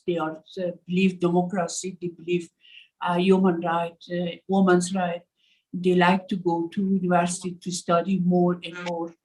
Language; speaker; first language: English; non-native, learner; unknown